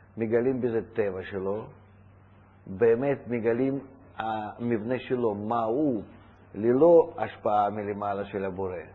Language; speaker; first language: Hebrew; non-native, fluent; Russian